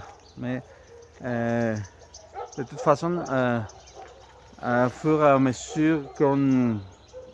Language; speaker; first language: French; non-native, fluent; Spanish